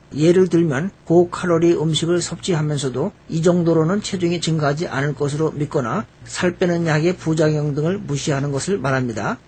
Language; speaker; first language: Korean; native; Korean